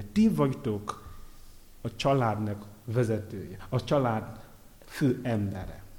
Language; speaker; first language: Hungarian; non-native, learner; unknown